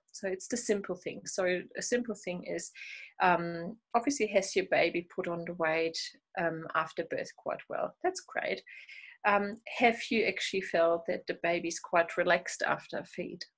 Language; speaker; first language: English; non-native, fluent; German